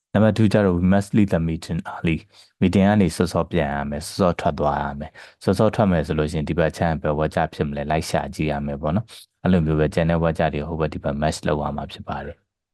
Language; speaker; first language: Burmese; native; Burmese